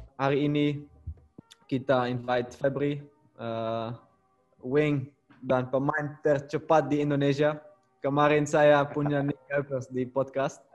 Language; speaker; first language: Indonesian; non-native, learner; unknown